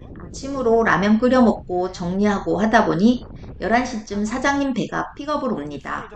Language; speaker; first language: Korean; native; Korean